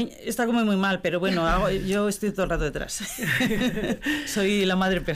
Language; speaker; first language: Spanish; native; Spanish